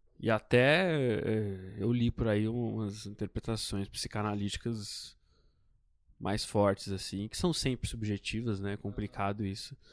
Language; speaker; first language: Portuguese; native; Portuguese